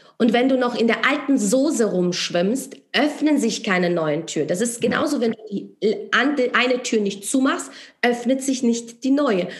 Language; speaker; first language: German; non-native, fluent; Polish